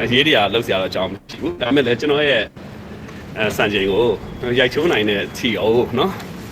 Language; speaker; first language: Burmese; native; Burmese